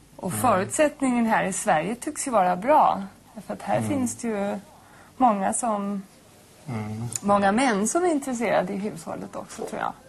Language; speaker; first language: Swedish; non-native, fluent; German